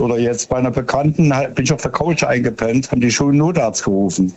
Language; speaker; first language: German; native; German